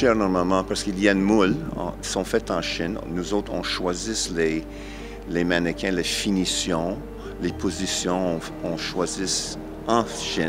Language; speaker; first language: French; non-native, fluent; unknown